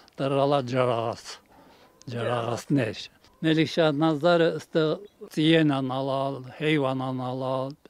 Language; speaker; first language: Armenian; native; Armenian